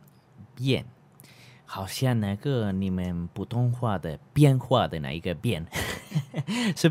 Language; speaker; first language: Chinese; non-native, learner; Spanish